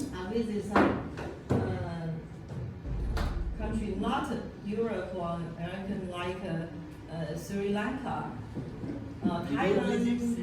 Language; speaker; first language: English; non-native, learner; Chinese